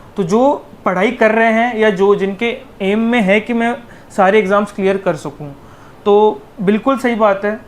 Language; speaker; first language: Hindi; native; Hindi